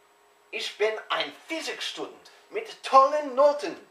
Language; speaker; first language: German; non-native, learner; English